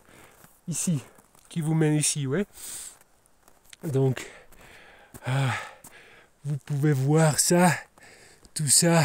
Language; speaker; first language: French; non-native, learner; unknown